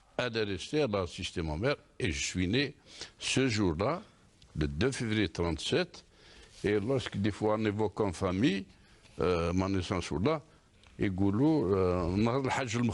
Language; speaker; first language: French; non-native, local second language; Kabyle